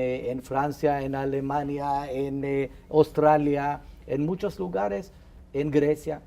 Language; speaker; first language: Spanish; non-native, fluent; Hebrew